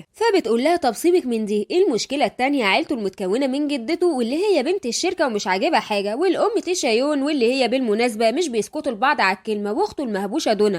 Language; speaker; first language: Arabic; native; Arabic